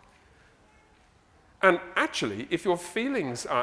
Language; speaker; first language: English; native; English